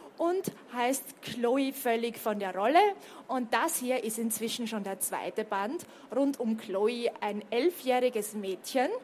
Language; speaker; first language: German; native; German